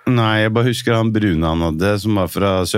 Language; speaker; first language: Norwegian; native; Norwegian